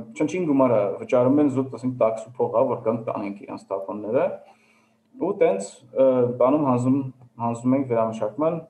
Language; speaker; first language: Armenian; early bilingual, heritage; Armenian